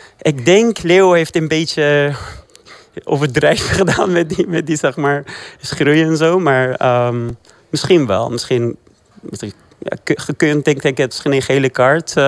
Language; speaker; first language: Dutch; non-native, fluent; Persian